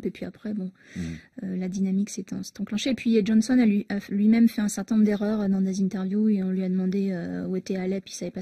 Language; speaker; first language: French; native; French